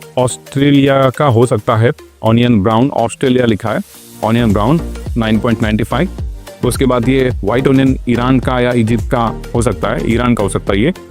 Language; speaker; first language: Hindi; non-native, local second language; Marathi